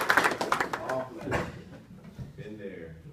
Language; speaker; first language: English; native; English